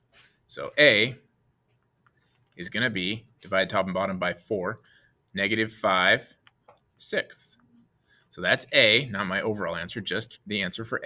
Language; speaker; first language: English; native; English